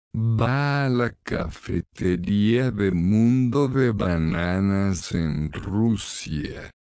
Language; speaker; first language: Spanish; non-native, learner; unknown